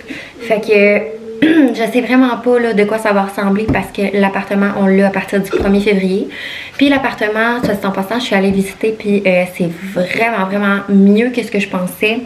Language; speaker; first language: French; native; French